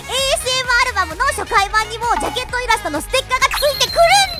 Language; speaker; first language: Japanese; native; Japanese